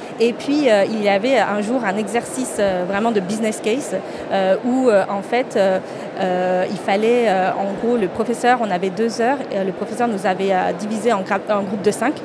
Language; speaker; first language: French; native; French